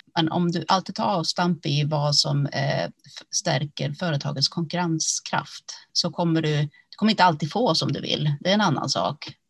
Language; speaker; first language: Swedish; early bilingual, other home language; Finnish